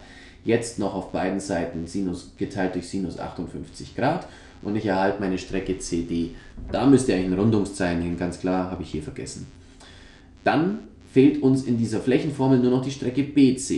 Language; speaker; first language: German; native; German